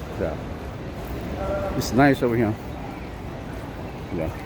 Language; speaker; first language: English; non-native, learner; Lao